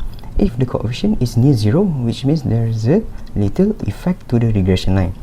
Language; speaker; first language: English; non-native, local second language; Malay